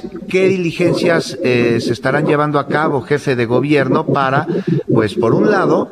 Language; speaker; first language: Spanish; native; Spanish